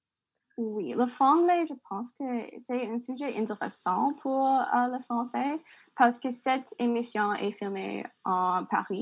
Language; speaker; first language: French; non-native, learner; English